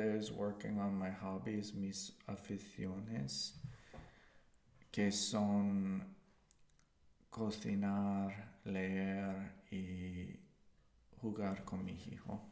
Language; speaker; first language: Spanish; non-native, learner; English